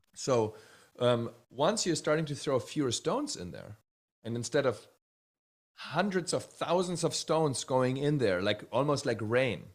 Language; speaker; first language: English; early bilingual, other home language; Czech